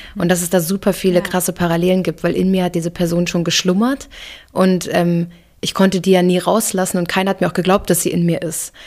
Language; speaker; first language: German; early bilingual, other home language; English